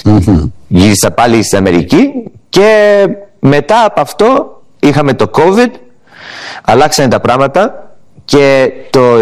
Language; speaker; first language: Greek; early bilingual, heritage; English